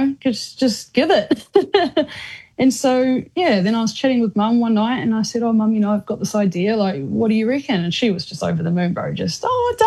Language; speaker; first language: English; native; English